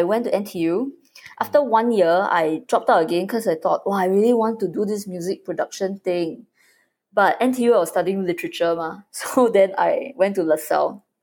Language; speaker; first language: English; native; English